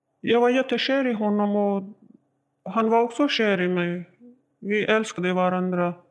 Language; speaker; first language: Swedish; non-native, learner; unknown